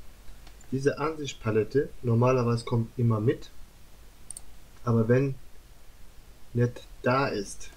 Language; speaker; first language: German; non-native, learner; Turkish